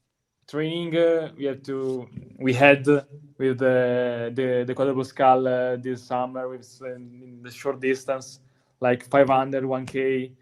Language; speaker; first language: English; non-native, learner; Italian